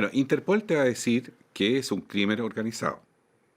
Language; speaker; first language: Spanish; native; Spanish